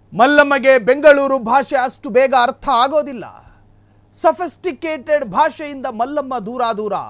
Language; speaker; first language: Kannada; native; Kannada